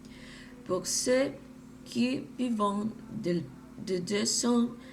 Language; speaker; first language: French; non-native, learner; Spanish